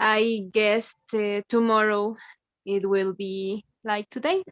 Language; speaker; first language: English; non-native, learner; Spanish